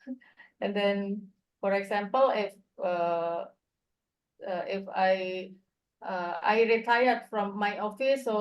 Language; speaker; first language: English; non-native, learner; Indonesian